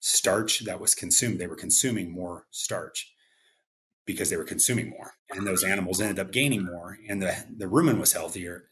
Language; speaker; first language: English; native; English